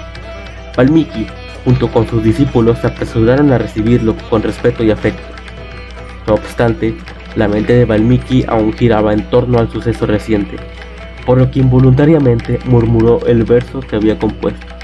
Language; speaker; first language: Spanish; native; Spanish